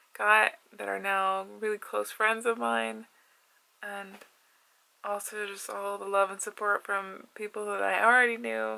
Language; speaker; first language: English; native; English